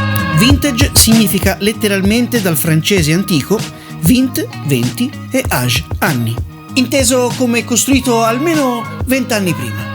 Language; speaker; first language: Italian; native; Italian